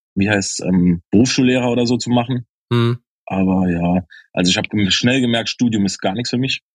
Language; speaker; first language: German; native; German